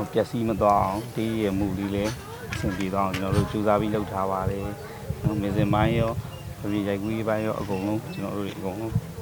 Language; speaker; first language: Burmese; native; Burmese